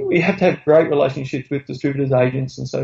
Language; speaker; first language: English; native; English